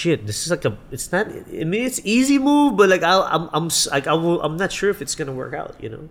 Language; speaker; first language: English; non-native, local second language; Filipino